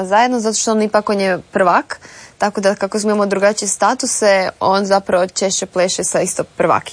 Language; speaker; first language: Serbian; native; Serbian